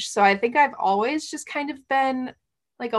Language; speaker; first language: English; native; English